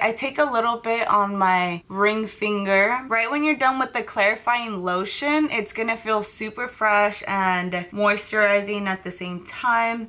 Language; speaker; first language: English; early bilingual, other home language; Spanish